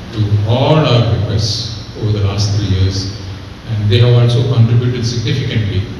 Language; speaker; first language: English; non-native, local second language; Malayalam